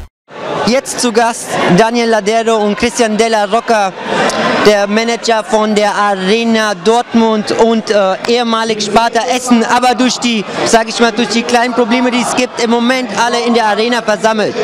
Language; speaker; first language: German; native; German